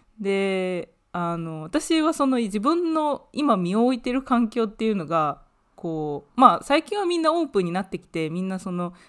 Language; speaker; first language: Japanese; native; Japanese